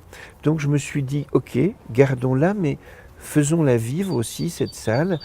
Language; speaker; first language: French; native; French